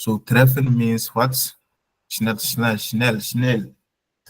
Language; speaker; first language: German; non-native, fluent; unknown